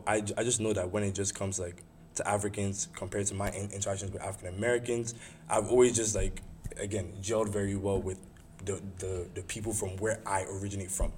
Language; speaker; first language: English; non-native, local second language; Igbo